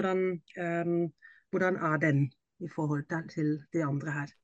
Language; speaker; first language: Norwegian; non-native, fluent; German